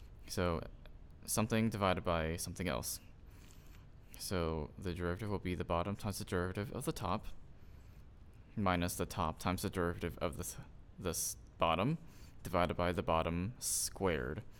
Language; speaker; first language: English; native; English